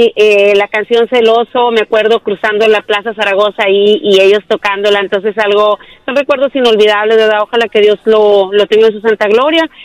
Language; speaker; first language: Spanish; native; Spanish